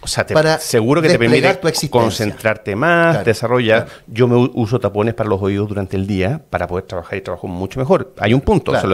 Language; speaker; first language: Spanish; native; Spanish